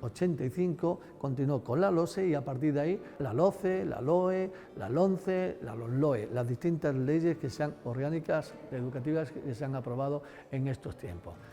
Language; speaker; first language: Spanish; native; Spanish